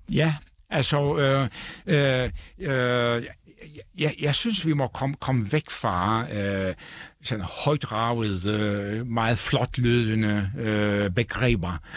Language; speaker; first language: Danish; non-native, fluent; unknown